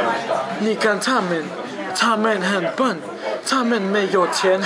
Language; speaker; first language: Chinese; non-native, learner; English